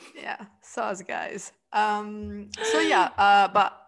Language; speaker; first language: English; non-native, fluent; Italian